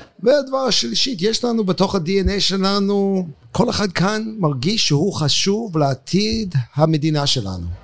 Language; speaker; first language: Hebrew; non-native, fluent; English